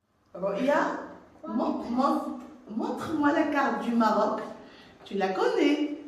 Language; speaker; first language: French; non-native, local second language; Arabic